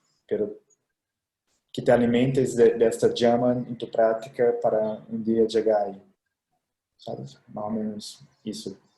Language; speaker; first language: Spanish; non-native, fluent; Portuguese